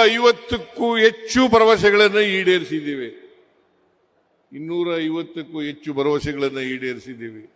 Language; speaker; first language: Kannada; native; Kannada